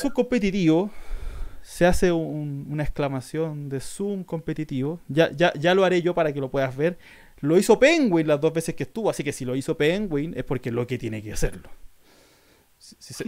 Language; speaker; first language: Spanish; native; Spanish